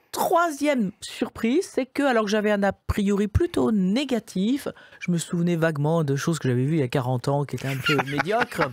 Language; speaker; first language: French; native; French